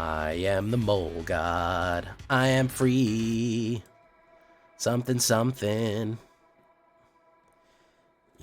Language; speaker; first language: English; native; English